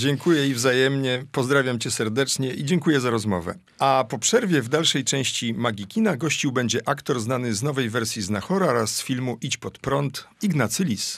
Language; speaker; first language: Polish; native; Polish